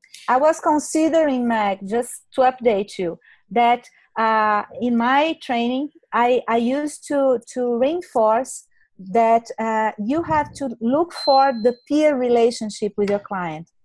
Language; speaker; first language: English; non-native, fluent; Portuguese